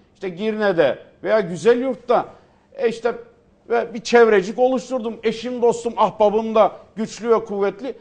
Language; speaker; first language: Turkish; native; Turkish